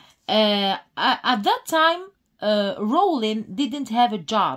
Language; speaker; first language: English; non-native, fluent; Arabic